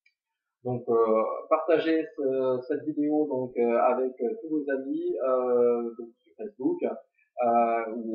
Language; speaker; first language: French; native; French